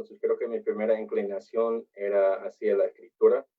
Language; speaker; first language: Spanish; non-native, fluent; English